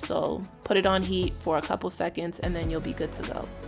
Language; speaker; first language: English; native; English